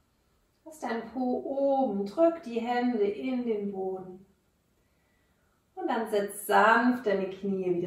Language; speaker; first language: German; native; German